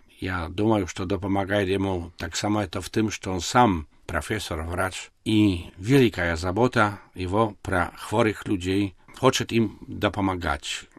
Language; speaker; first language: Russian; non-native, local second language; Belarusian